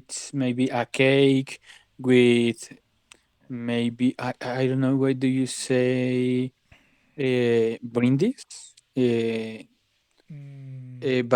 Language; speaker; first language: English; non-native, learner; Spanish